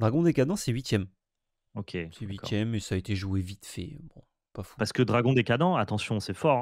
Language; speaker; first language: French; native; French